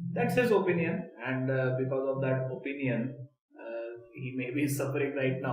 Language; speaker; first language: English; non-native, local second language; Hindi